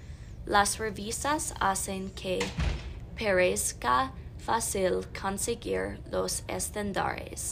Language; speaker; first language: Spanish; non-native, learner; English